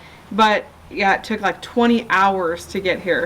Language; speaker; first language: English; native; English